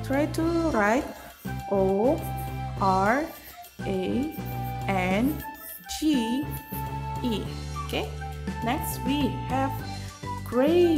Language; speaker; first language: English; non-native, learner; Indonesian